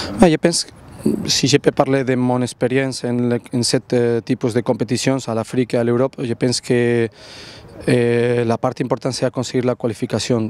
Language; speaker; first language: French; non-native, learner; Catalan